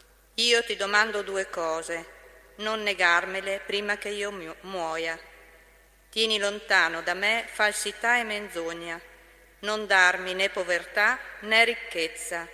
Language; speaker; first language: Italian; native; Italian